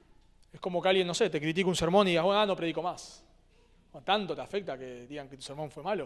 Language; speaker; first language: Spanish; native; Spanish